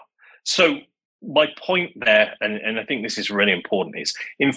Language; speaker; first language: English; native; English